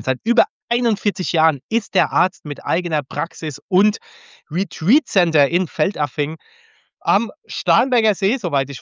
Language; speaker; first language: German; native; German